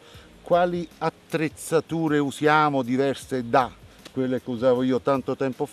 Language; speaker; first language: Italian; native; Italian